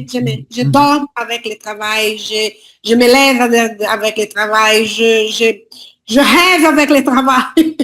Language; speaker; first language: French; non-native, learner; Portuguese